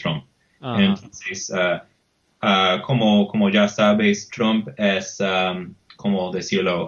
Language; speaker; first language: Spanish; non-native, fluent; English